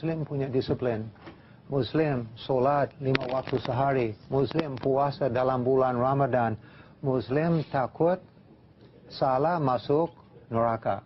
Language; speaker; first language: Indonesian; non-native, fluent; English